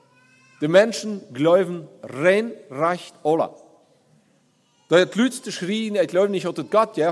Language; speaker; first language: German; non-native, learner; Plautdietsch